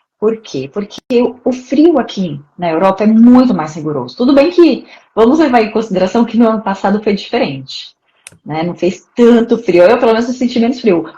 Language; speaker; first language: Portuguese; native; Portuguese